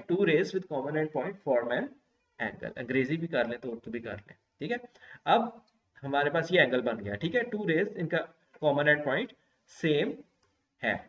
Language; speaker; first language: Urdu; non-native, local second language; Punjabi